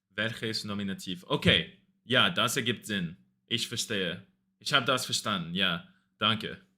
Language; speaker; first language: German; non-native, learner; English